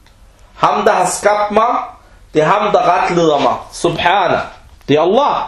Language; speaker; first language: Danish; early bilingual, other home language; Arabic